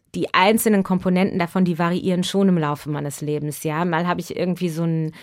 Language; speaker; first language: German; native; German